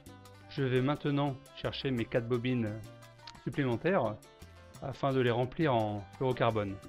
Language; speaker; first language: French; native; French